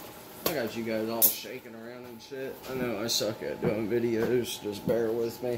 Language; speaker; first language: English; native; English